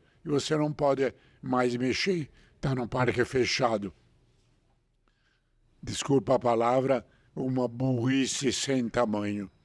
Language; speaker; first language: Portuguese; non-native, fluent; Italian